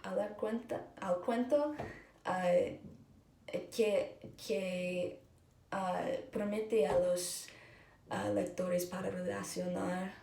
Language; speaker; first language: Spanish; non-native, learner; English